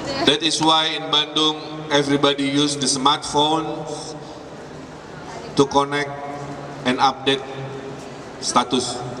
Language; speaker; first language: English; non-native, fluent; Indonesian